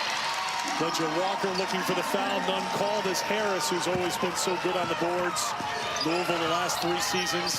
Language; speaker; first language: English; native; English